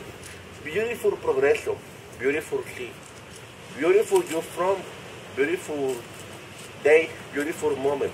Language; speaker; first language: English; non-native, learner; Spanish